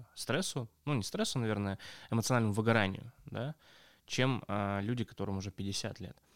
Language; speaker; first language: Russian; native; Russian